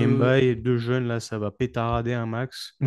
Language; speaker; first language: French; native; French